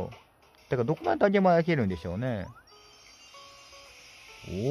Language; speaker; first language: Japanese; native; Japanese